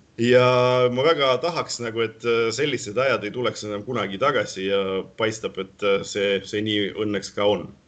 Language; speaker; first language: Estonian; non-native, local second language; Russian